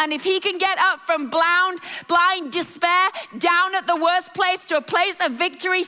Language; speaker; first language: English; native; English